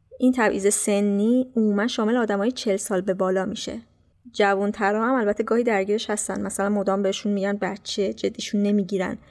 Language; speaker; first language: Persian; native; Persian